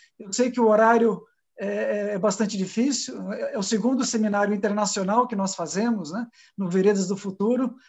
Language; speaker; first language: Portuguese; native; Portuguese